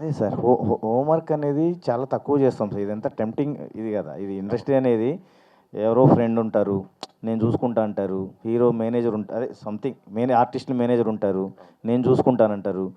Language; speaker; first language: Telugu; native; Telugu